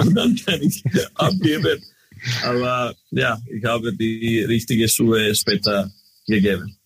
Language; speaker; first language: German; non-native, learner; Croatian